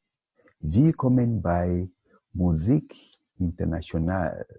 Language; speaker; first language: German; non-native, learner; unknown